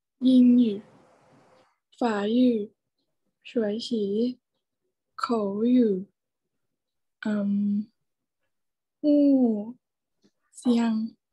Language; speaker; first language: Chinese; non-native, learner; Thai